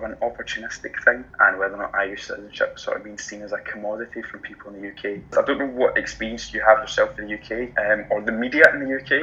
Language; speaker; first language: English; native; English